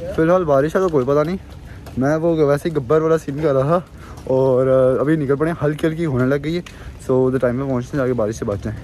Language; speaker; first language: Urdu; native; Urdu